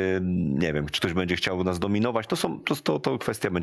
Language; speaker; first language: Polish; native; Polish